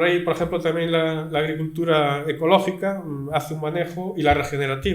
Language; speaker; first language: Spanish; native; Spanish